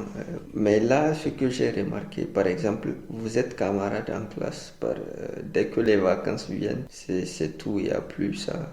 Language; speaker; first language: French; non-native, local second language; Hausa